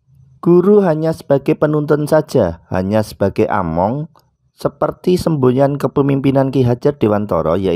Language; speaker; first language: Indonesian; non-native, local second language; Javanese